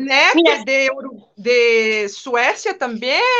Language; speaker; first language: Spanish; non-native, fluent; Portuguese